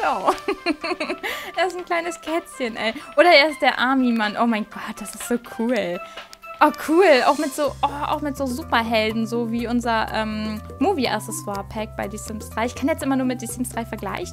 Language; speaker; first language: German; native; German